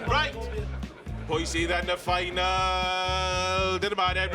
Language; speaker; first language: Welsh; non-native, local second language; English